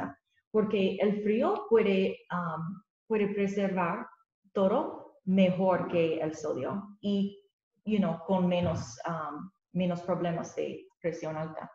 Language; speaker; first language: Spanish; non-native, learner; English